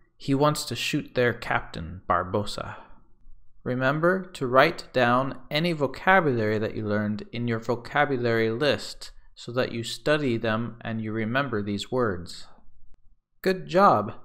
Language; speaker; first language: English; native; English